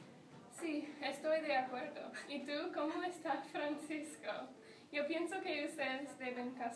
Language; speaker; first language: Spanish; non-native, learner; English